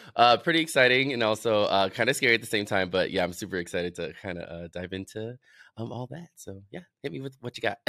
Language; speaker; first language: English; native; English